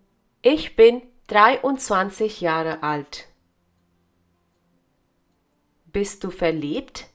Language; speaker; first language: German; non-native, fluent; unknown